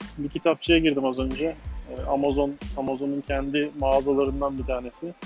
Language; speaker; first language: Turkish; native; Turkish